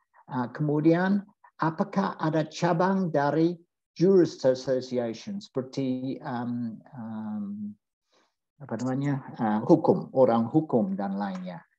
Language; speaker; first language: Indonesian; non-native, fluent; English